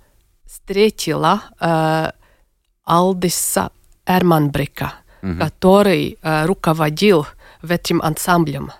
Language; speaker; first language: Russian; non-native, local second language; Latvian